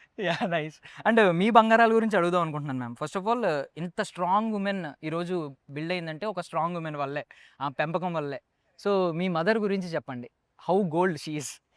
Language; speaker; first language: Telugu; native; Telugu